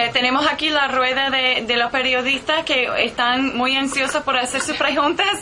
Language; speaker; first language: Spanish; non-native, fluent; English